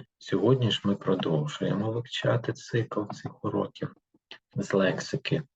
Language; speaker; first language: Ukrainian; native; Ukrainian